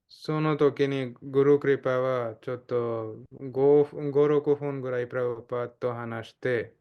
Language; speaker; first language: Japanese; non-native, fluent; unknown